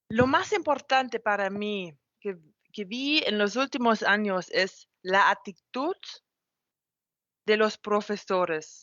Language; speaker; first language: Spanish; non-native, fluent; German